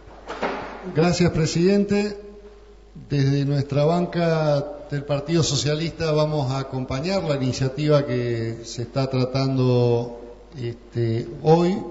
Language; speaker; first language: Spanish; native; Spanish